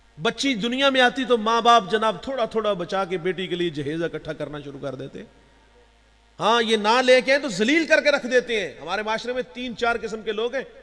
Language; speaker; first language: Urdu; non-native, local second language; Punjabi